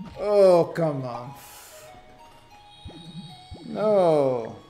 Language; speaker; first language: English; non-native, learner; Portuguese